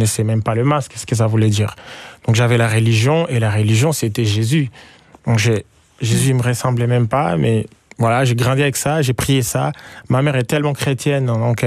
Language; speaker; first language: French; non-native, local second language; Swahili